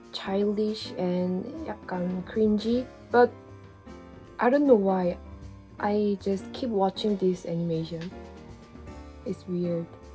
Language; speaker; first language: English; non-native, learner; Korean